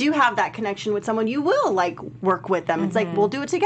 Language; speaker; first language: English; native; English